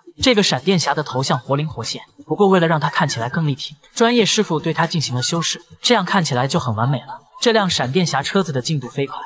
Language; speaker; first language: Chinese; native; Chinese